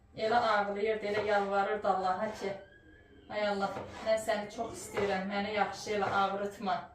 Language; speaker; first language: Azerbaijani; early bilingual, heritage; Azerbaijani